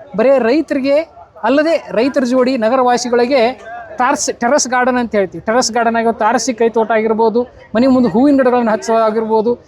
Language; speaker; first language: Kannada; native; Kannada